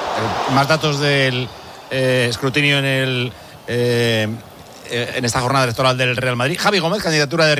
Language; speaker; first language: Spanish; native; Spanish